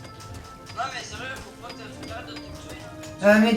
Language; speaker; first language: French; native; French